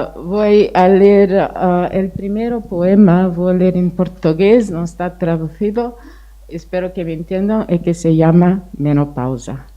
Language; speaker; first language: Spanish; non-native, fluent; Portuguese